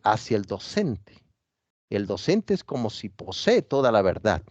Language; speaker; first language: Spanish; native; Spanish